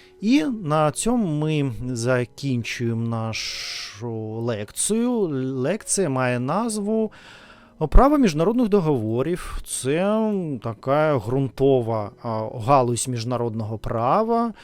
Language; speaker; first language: Ukrainian; non-native, learner; Russian